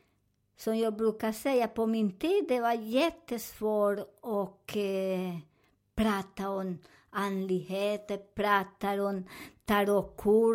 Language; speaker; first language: Swedish; non-native, learner; Spanish